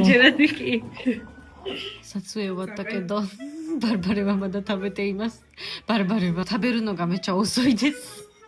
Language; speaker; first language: Japanese; non-native, learner; Georgian